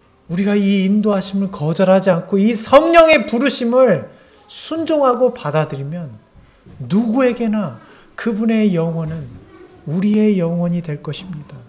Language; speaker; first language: Korean; native; Korean